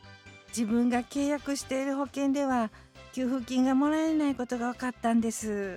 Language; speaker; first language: Japanese; native; Japanese